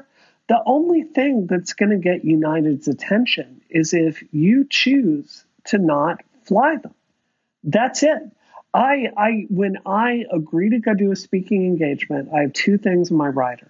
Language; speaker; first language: English; native; English